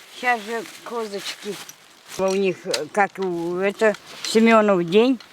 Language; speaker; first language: Russian; non-native, local second language; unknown